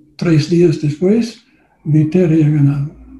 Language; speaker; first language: Spanish; non-native, learner; English